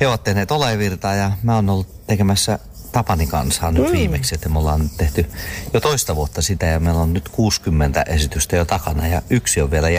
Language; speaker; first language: Finnish; native; Finnish